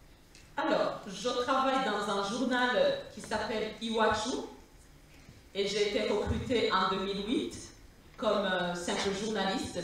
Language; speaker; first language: French; non-native, local second language; Rundi